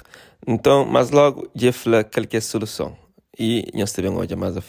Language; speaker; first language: Portuguese; non-native, local second language; Kabuverdianu